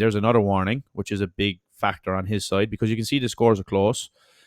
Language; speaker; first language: English; native; English